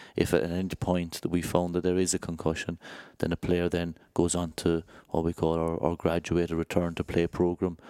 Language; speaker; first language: English; native; English